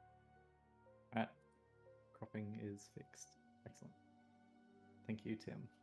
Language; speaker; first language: English; native; English